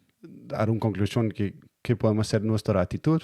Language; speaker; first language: Spanish; non-native, learner; Danish